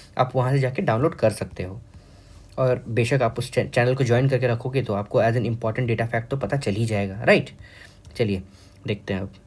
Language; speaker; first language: Hindi; native; Hindi